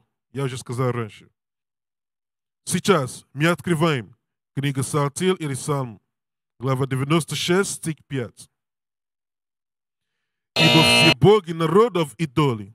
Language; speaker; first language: Russian; non-native, learner; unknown